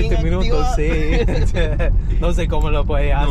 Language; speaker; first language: Spanish; non-native, learner; English